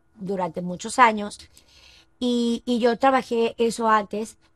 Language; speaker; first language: Spanish; native; Spanish